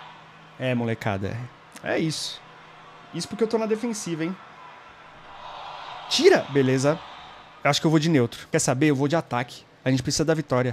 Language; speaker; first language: Portuguese; native; Portuguese